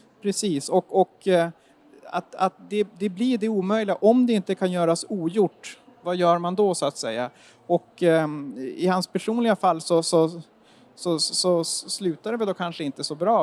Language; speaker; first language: Swedish; native; Swedish